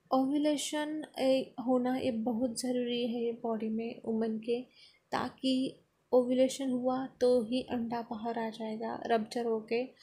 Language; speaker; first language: Hindi; non-native, local second language; Marathi